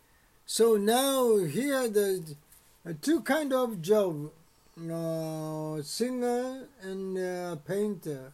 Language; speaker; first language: English; non-native, learner; Japanese